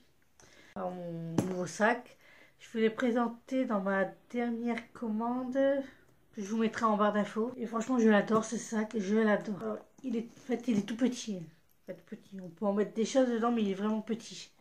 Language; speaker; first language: French; native; French